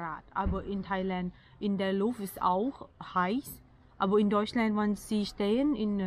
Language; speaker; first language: German; non-native, learner; Thai